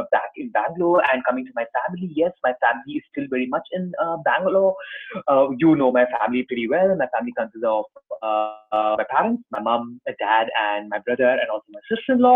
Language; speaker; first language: English; non-native, local second language; Tamil